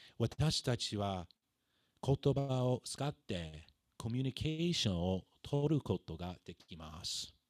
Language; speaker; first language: Japanese; non-native, fluent; English